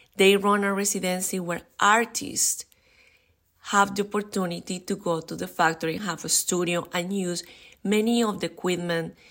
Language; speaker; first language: English; non-native, fluent; Spanish